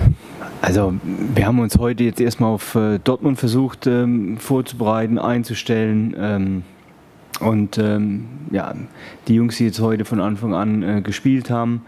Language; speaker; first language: German; native; German